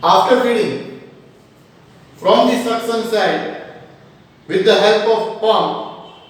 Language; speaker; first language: English; non-native, local second language; Gujarati